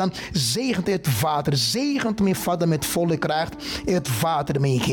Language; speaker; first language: Dutch; non-native, fluent; Portuguese